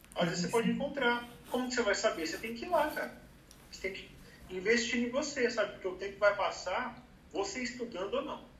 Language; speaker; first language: Portuguese; native; Portuguese